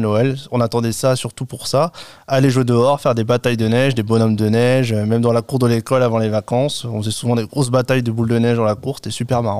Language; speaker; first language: French; native; French